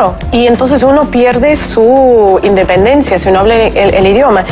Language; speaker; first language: Spanish; non-native, fluent; Russian